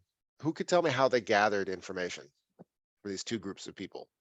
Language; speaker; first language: English; native; English